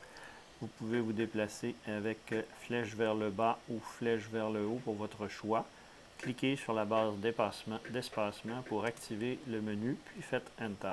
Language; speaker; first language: French; native; French